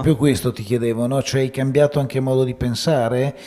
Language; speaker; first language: Italian; native; Italian